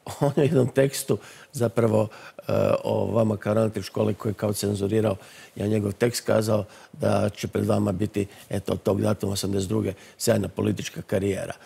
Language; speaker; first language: Croatian; native; Croatian